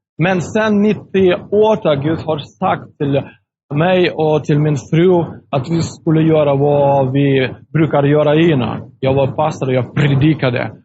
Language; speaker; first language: Swedish; non-native, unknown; Russian